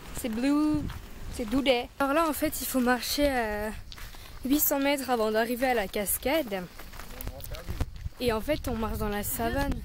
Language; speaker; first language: French; native; French